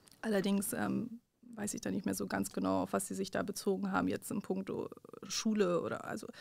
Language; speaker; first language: German; early bilingual, other home language; Persian